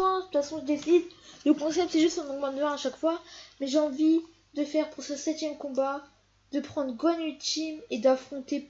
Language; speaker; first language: French; native; French